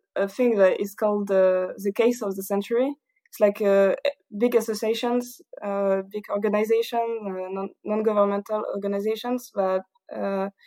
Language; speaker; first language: English; non-native, fluent; French